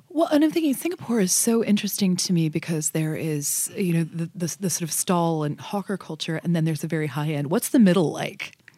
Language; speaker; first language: English; native; English